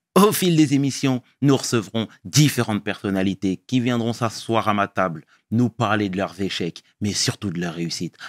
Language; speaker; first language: French; early bilingual, other home language; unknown